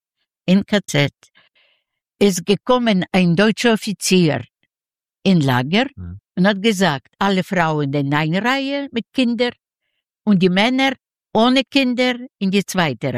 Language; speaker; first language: German; early bilingual, other home language; Yiddish